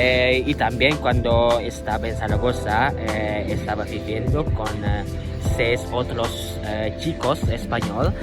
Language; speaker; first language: Spanish; non-native, learner; Indonesian